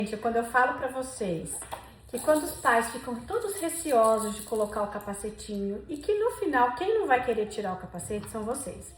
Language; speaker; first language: Portuguese; native; Portuguese